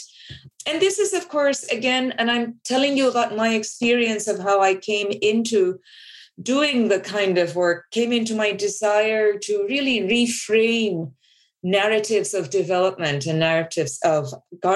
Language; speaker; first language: English; non-native, local second language; Bangla